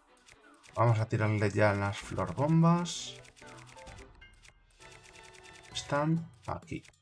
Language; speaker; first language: Spanish; native; Spanish